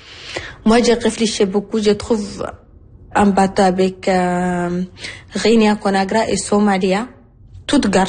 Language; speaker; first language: French; non-native, learner; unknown